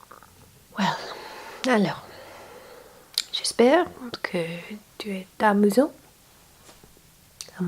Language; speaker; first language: French; non-native, learner; English